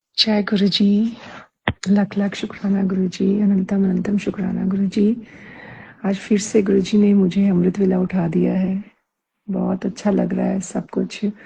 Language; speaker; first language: Hindi; native; Hindi